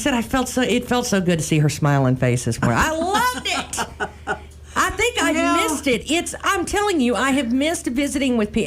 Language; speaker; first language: English; native; English